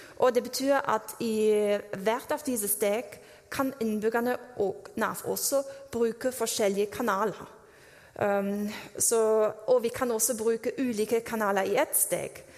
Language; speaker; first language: Norwegian; non-native, fluent; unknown